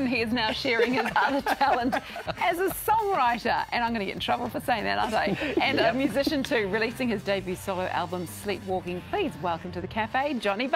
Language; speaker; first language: English; native; English